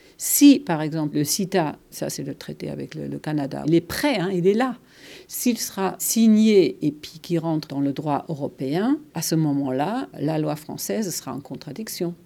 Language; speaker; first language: French; non-native, fluent; German